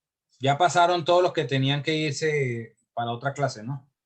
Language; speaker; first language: Spanish; native; Spanish